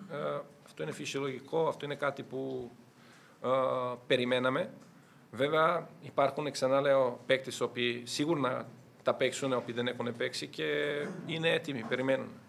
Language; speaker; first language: Greek; non-native, fluent; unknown